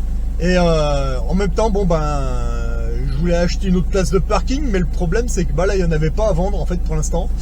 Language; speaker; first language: French; native; French